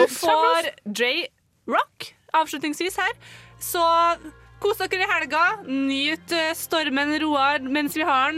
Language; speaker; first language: Norwegian; native; Norwegian